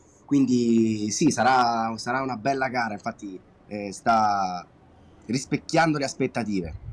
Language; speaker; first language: Italian; native; Italian